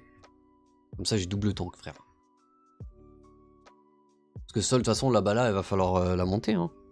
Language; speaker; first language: French; native; French